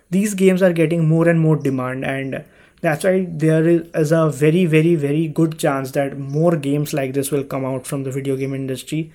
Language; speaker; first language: English; non-native, local second language; Hindi